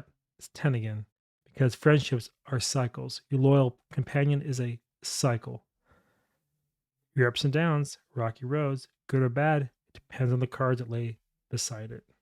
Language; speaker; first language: English; native; English